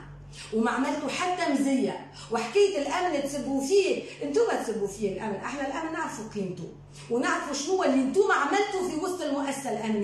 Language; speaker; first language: Arabic; native; Arabic